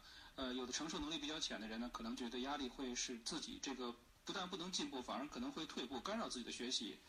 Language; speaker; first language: Chinese; native; Chinese